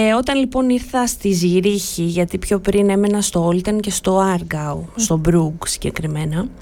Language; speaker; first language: Greek; early bilingual, other home language; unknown